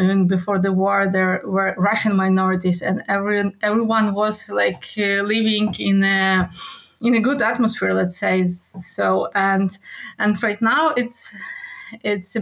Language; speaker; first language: English; non-native, fluent; Ukrainian